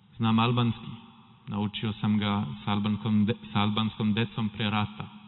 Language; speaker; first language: Serbian; non-native, fluent; French